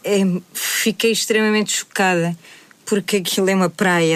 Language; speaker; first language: Portuguese; native; Portuguese